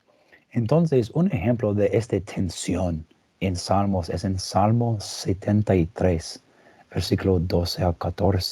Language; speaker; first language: Spanish; non-native, fluent; English